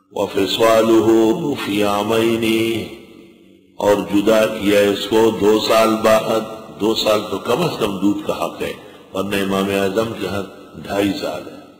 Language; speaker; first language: Urdu; non-native, local second language; Pashto